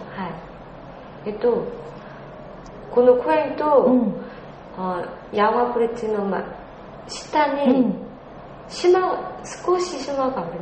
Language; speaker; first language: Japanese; non-native, learner; Korean